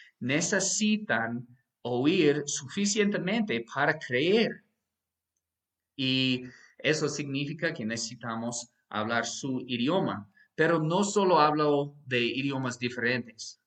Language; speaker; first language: Spanish; non-native, fluent; English